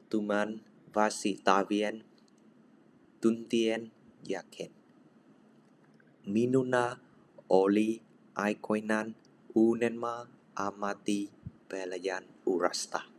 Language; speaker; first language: Finnish; non-native, learner; Vietnamese